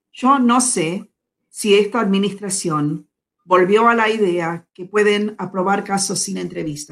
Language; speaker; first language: Spanish; non-native, fluent; English